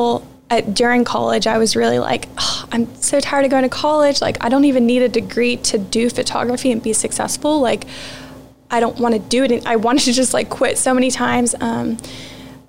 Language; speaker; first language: English; native; English